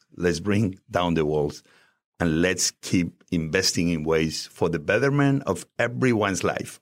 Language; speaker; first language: English; non-native, fluent; Spanish